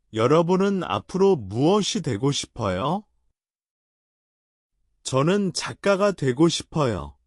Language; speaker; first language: Korean; non-native, learner; Chinese